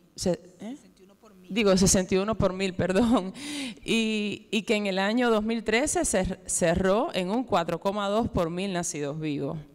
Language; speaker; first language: Spanish; native; Spanish